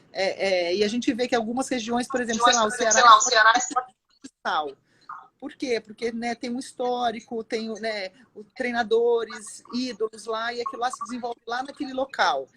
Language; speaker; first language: Portuguese; native; Portuguese